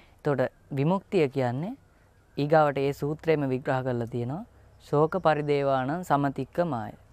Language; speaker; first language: Sinhala; native; Sinhala